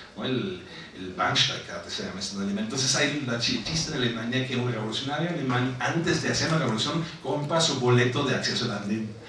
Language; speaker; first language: Spanish; non-native, fluent; German